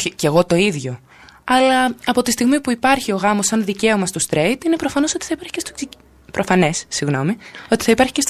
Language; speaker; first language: Greek; native; Greek